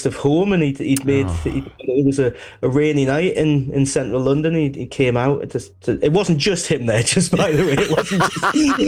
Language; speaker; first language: English; native; English